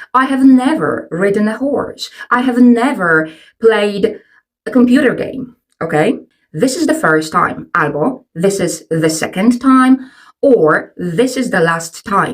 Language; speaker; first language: English; non-native, fluent; Polish